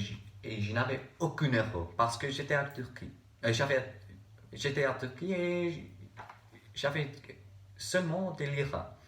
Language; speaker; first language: French; non-native, learner; English